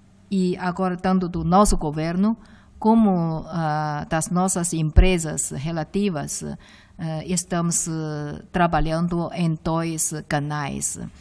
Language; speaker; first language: Portuguese; non-native, fluent; Chinese